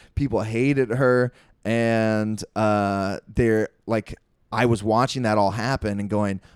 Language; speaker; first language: English; native; English